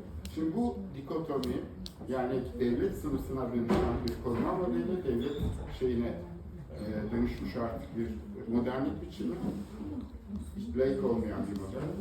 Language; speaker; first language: Turkish; native; Turkish